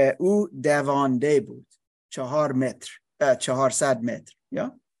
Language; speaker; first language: Persian; non-native, learner; English